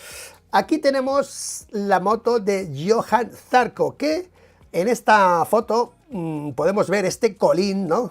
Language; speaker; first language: Spanish; native; Spanish